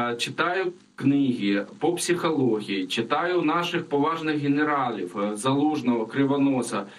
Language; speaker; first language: Ukrainian; non-native, local second language; Russian